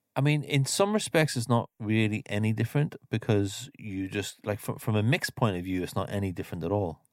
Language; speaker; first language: English; native; English